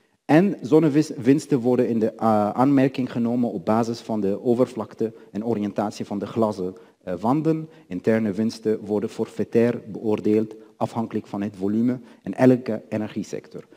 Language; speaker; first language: Dutch; non-native, fluent; Arabic